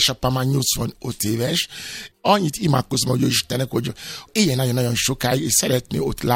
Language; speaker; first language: Hungarian; non-native, fluent; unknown